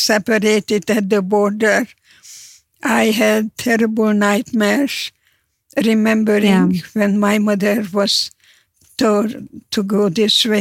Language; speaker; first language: English; non-native, fluent; Hungarian